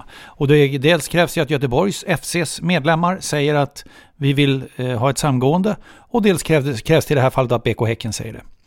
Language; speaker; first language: Swedish; native; Swedish